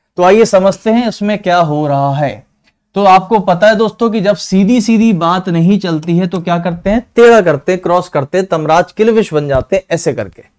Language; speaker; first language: Hindi; native; Hindi